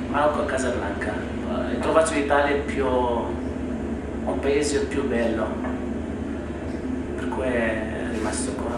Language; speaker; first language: Italian; non-native, learner; Arabic